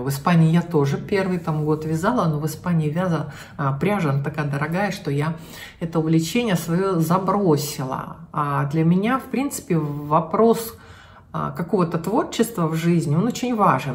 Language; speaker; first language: Russian; native; Russian